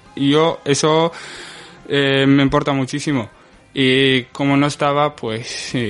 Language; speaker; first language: Spanish; non-native, fluent; Arabic